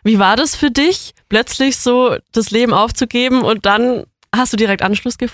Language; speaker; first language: German; native; German